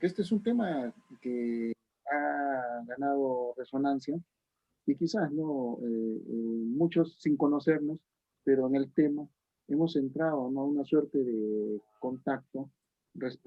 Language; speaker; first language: Spanish; native; Spanish